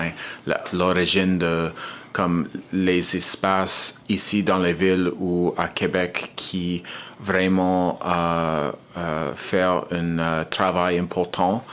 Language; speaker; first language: French; non-native, learner; English